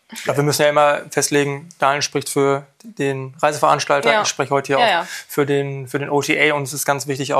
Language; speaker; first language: German; native; German